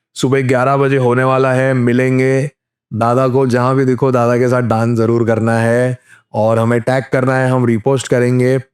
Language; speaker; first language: Hindi; non-native, local second language; Marathi